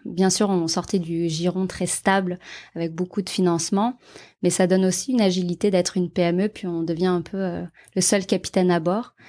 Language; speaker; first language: French; native; French